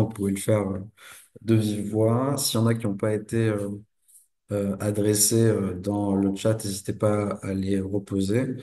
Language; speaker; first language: French; native; French